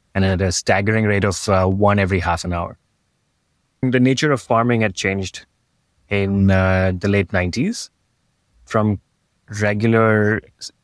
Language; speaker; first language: English; non-native, local second language; Hindi